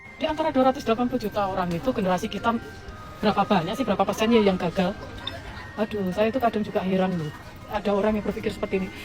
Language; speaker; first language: Indonesian; native; Indonesian